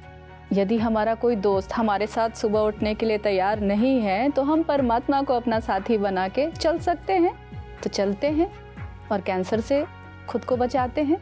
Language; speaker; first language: Hindi; native; Hindi